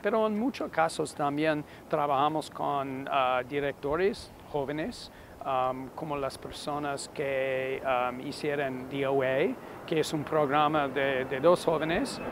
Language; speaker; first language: Spanish; non-native, fluent; English